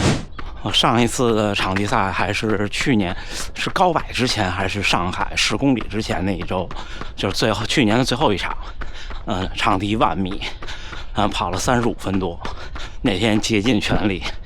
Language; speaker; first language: Chinese; native; Chinese